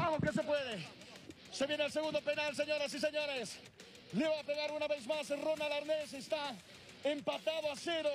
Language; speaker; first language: Spanish; native; Spanish